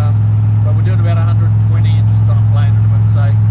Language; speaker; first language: English; native; English